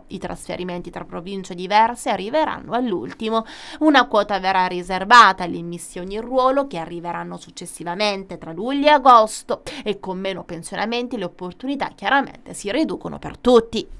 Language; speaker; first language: Italian; native; Italian